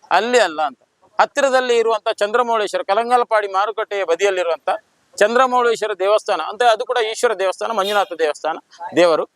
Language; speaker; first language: Kannada; native; Kannada